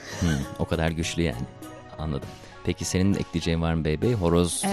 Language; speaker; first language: Turkish; native; Turkish